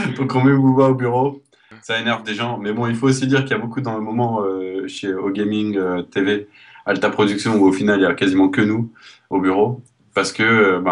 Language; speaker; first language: French; native; French